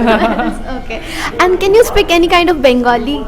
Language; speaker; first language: English; non-native, local second language; Bangla